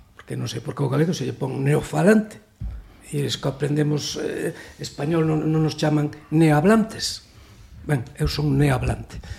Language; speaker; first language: Galician; native; Galician